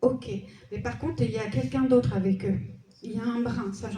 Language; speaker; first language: French; native; French